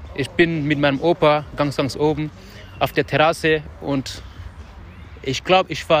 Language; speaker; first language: German; non-native, fluent; Wolof